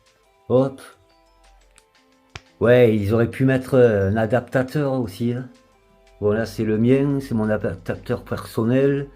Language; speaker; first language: French; native; French